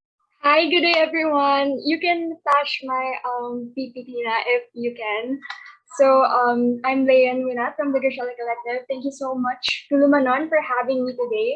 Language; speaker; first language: English; non-native, local second language; Filipino